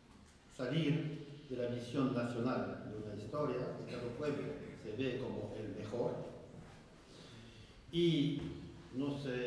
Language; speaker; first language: Spanish; non-native, fluent; French